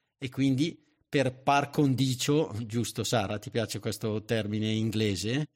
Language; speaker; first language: Italian; native; Italian